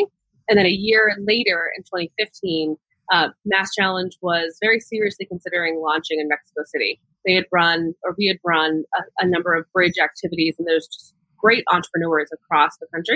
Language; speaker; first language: English; native; English